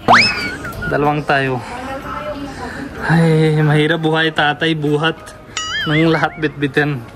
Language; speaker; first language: Filipino; non-native, learner; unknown